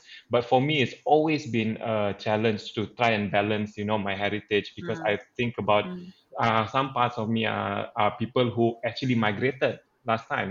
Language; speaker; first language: English; non-native, local second language; Malay